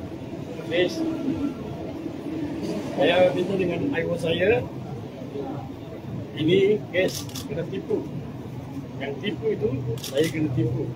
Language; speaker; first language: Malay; non-native, local second language; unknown